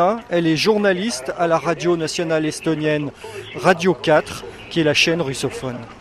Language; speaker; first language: French; native; French